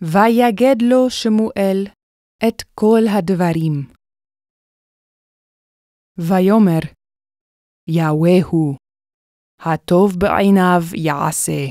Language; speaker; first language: Hebrew; non-native, fluent; English